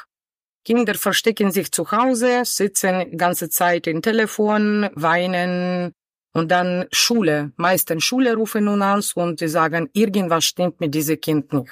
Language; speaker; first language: German; non-native, learner; Ukrainian